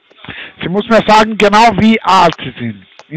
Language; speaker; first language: German; non-native, learner; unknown